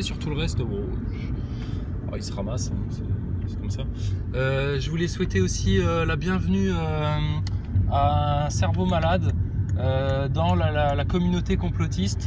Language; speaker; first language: French; native; French